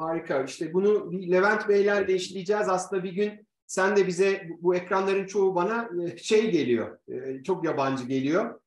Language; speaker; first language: Turkish; native; Turkish